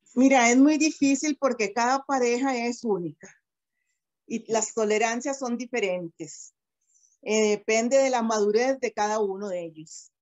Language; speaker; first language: Spanish; native; Spanish